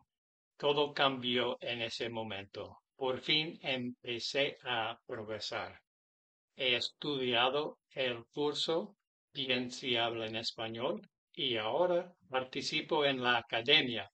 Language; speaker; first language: Spanish; non-native, fluent; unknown